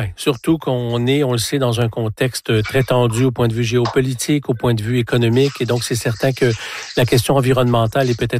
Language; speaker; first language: French; native; French